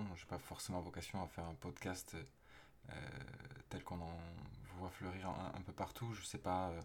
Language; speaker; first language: French; native; French